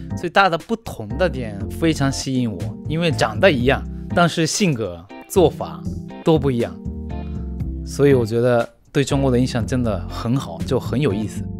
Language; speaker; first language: Chinese; non-native, fluent; Japanese